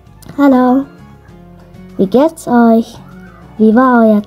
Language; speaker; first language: German; non-native, learner; Arabic